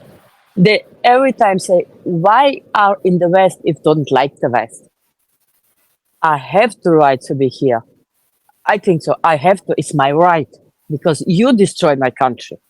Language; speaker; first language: English; non-native, fluent; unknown